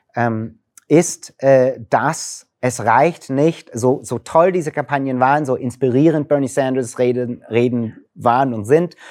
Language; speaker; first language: German; non-native, fluent; English